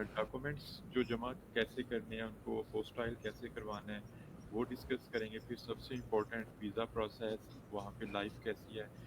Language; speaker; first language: Urdu; non-native, local second language; Punjabi